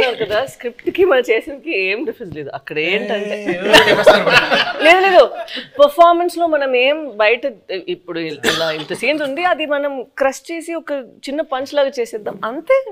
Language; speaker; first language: Telugu; non-native, fluent; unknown